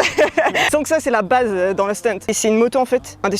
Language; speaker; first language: French; native; French